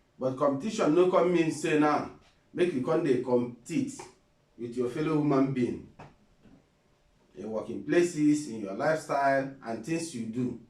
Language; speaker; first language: Nigerian Pidgin; non-native, local second language; Igbo